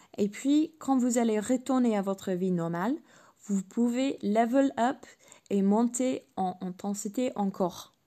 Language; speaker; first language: French; non-native, fluent; English